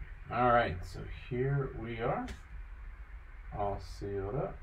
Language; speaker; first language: English; native; English